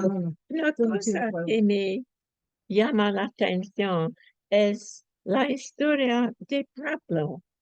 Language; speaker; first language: Spanish; non-native, fluent; English